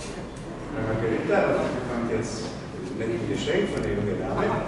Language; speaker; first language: German; non-native, fluent; Slovenian